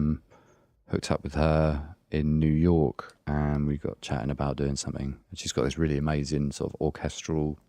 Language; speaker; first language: English; native; English